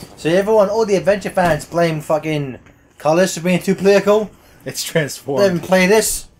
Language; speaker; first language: English; native; English